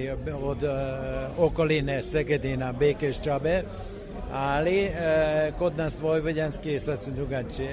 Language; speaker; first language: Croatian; non-native, local second language; Hungarian